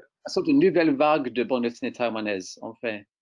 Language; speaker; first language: French; non-native, fluent; English